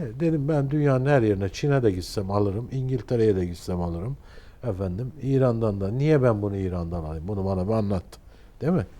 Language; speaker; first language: Turkish; native; Turkish